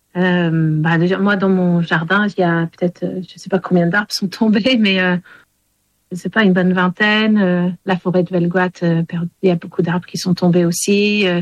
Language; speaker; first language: French; early bilingual, heritage; English